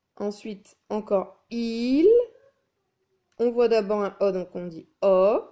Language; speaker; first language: French; native; French